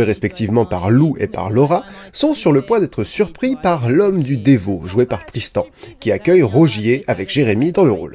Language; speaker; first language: French; native; French